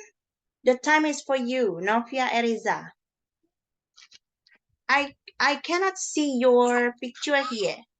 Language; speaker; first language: English; non-native, learner; Indonesian